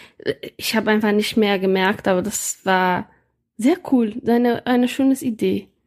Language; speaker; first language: German; non-native, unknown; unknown